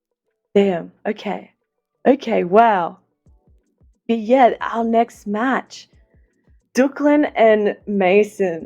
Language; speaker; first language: English; native; English